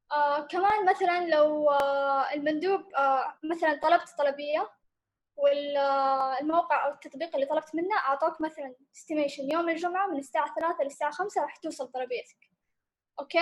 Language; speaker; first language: Arabic; native; Arabic